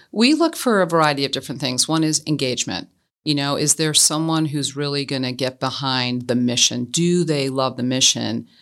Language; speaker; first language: English; native; English